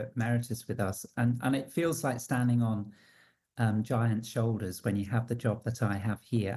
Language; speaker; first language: English; native; English